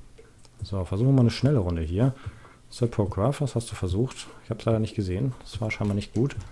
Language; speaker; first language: German; native; German